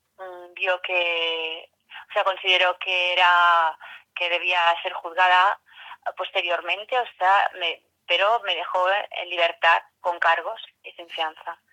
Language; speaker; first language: Spanish; native; Spanish